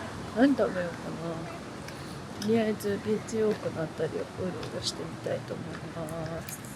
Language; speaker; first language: Japanese; native; Japanese